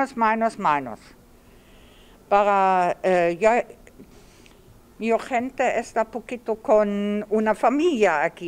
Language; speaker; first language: Spanish; non-native, learner; German